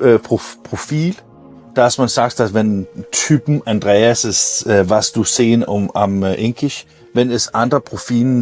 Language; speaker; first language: German; non-native, learner; Danish